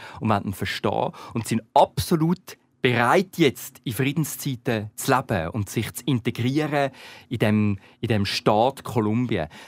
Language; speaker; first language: German; native; German